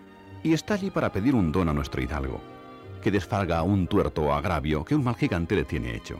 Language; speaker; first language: Spanish; native; Spanish